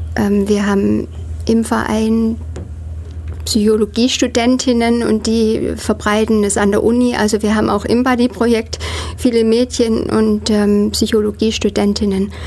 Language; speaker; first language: German; native; German